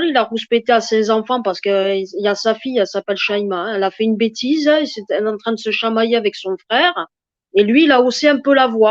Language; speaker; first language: French; native; French